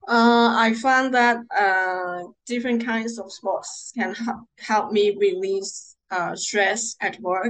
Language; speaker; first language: English; non-native, local second language; Cantonese